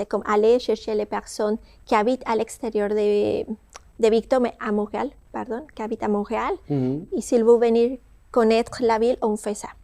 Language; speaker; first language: French; non-native, fluent; Spanish